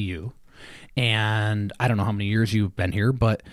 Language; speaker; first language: English; native; English